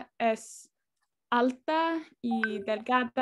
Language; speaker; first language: Spanish; non-native, learner; English